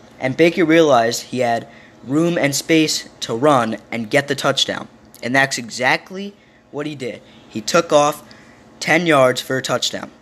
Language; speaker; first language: English; native; English